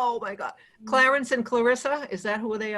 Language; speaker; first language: English; native; English